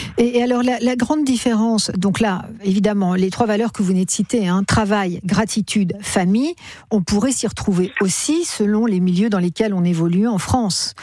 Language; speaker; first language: French; native; French